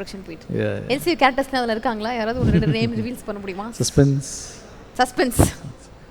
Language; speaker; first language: Tamil; native; Tamil